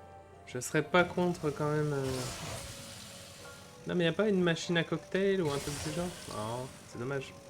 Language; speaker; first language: French; native; French